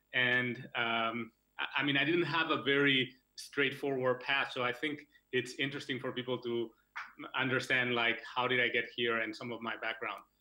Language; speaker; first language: English; non-native, fluent; Catalan